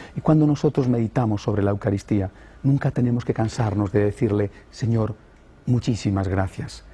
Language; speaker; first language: Spanish; native; Spanish